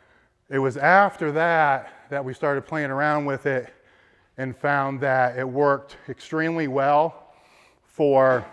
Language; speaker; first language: English; native; English